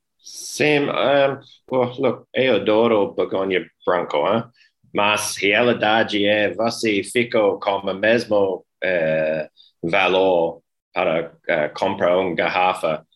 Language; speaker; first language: Portuguese; non-native, learner; English